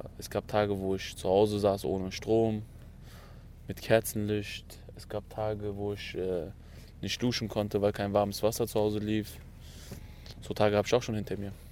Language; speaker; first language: German; early bilingual, other home language; Kurdish